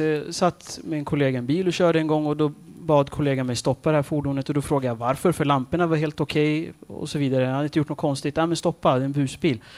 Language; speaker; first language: Swedish; early bilingual, other home language; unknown